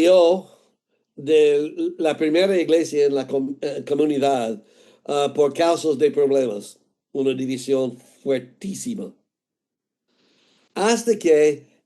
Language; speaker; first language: Spanish; non-native, fluent; English